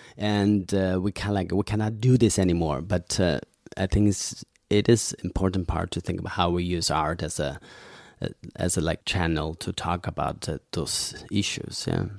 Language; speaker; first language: English; non-native, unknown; Chinese